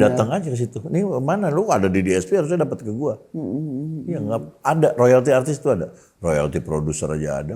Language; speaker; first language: Indonesian; native; Indonesian